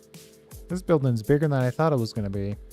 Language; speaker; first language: English; native; English